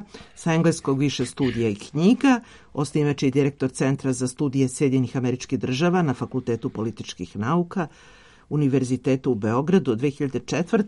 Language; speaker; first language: Serbian; native; Serbian